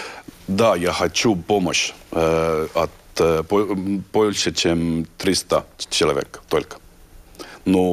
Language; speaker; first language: Russian; non-native, learner; Estonian